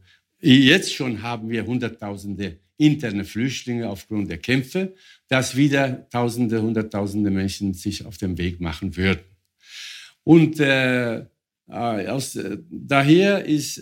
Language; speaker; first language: German; non-native, fluent; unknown